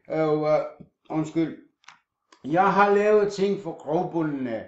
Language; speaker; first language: Danish; non-native, fluent; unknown